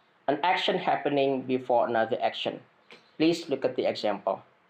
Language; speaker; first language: English; non-native, fluent; Indonesian